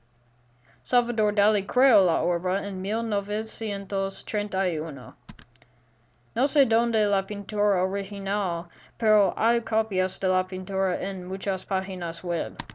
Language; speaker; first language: Spanish; non-native, learner; English